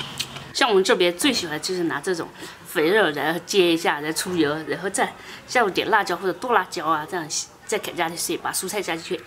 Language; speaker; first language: Chinese; native; Chinese